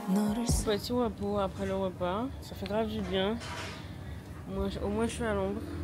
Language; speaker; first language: French; native; French